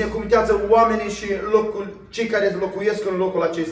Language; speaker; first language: Romanian; native; Romanian